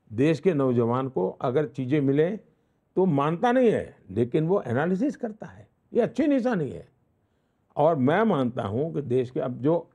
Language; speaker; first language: Hindi; non-native, local second language; Gujarati